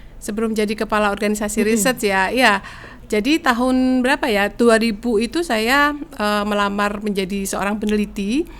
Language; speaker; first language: Indonesian; native; Indonesian